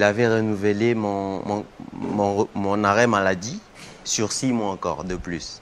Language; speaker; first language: French; non-native, local second language; Lingala